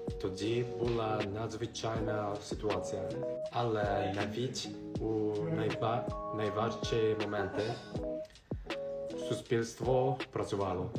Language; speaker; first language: Ukrainian; non-native, learner; Japanese